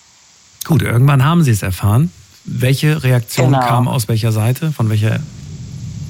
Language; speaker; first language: German; native; German